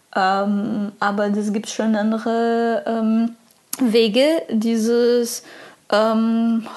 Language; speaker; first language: German; non-native, fluent; Portuguese